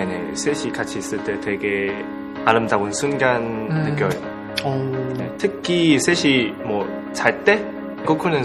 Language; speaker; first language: Korean; non-native, learner; Cantonese